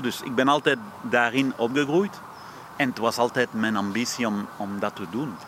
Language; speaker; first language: Dutch; non-native, fluent; French